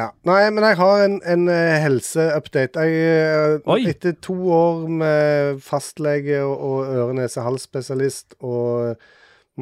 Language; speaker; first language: Norwegian; native; Norwegian